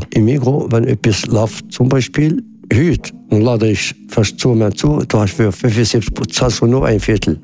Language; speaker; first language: German; non-native, learner; Arabic